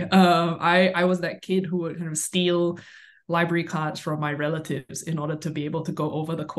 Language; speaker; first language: English; native; English